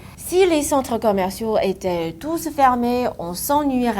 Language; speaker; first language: French; non-native, fluent; Chinese